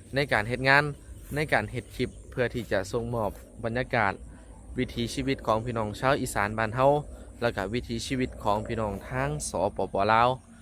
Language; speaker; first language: Thai; non-native, local second language; Northeastern Thai